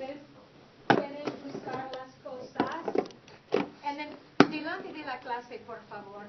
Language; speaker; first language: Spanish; non-native, fluent; English